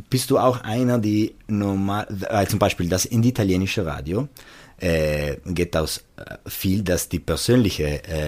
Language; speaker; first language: German; non-native, local second language; Italian